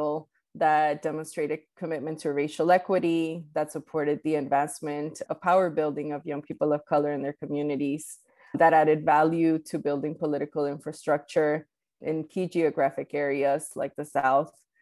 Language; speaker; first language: English; early bilingual, other home language; Spanish